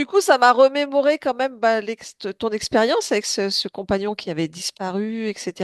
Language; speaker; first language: French; native; French